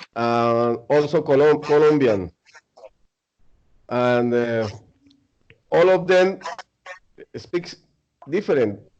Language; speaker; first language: English; non-native, learner; Spanish